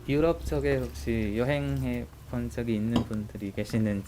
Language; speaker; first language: Korean; non-native, learner; Hungarian